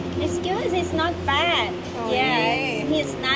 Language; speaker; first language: English; non-native, learner; Thai